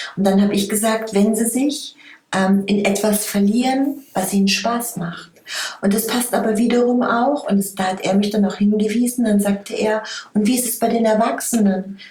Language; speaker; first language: German; native; German